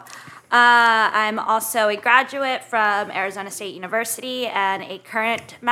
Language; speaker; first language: English; native; English